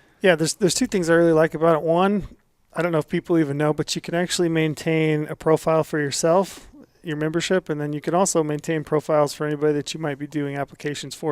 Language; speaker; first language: English; native; English